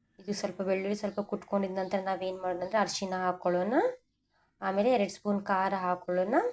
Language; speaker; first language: Kannada; non-native, local second language; Telugu